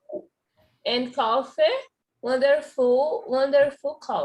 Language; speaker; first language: English; non-native, learner; Portuguese